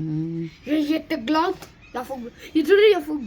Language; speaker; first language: Swedish; early bilingual, other home language; Bangla